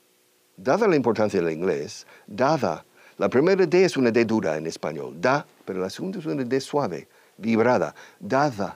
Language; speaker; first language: Spanish; non-native, fluent; English